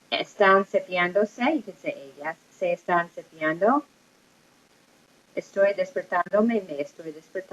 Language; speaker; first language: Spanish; non-native, fluent; English